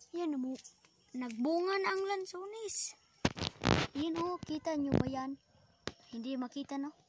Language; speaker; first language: Filipino; non-native, local second language; Cebuano